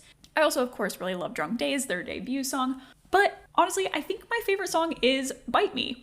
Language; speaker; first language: English; native; English